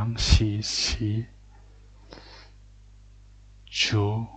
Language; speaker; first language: Chinese; non-native, learner; Mongolian